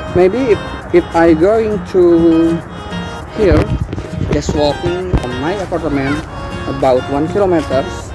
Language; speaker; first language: English; non-native, learner; Indonesian